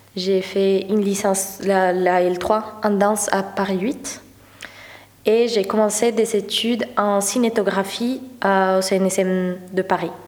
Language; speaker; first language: French; non-native, fluent; Spanish